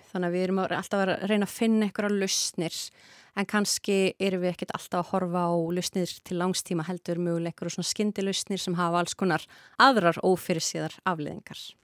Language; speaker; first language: Icelandic; native; Icelandic